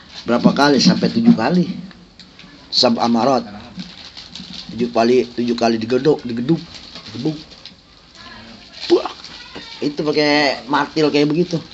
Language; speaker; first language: Indonesian; native; Indonesian